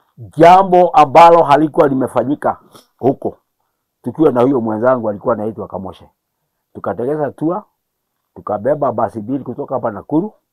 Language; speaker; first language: Swahili; non-native, local second language; Kikuyu